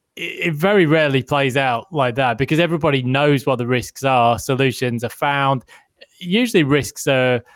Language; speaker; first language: English; native; English